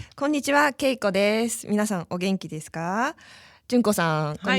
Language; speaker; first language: Japanese; native; Japanese